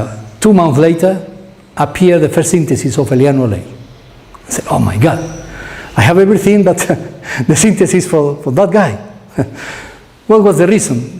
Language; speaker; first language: English; non-native, fluent; Spanish